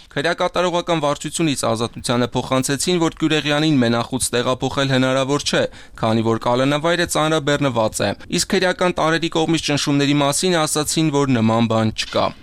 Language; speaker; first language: Armenian; native; Armenian